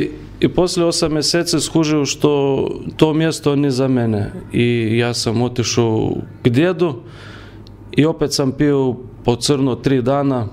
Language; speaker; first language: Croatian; non-native, learner; Lithuanian